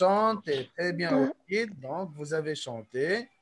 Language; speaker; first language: French; non-native, local second language; Arabic